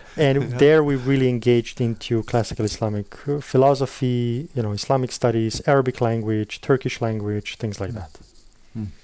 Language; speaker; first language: English; non-native, fluent; Slovenian